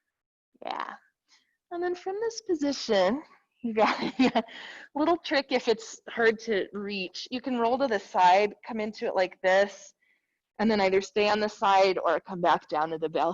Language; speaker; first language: English; native; English